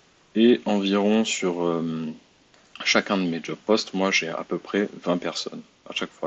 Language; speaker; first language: French; native; French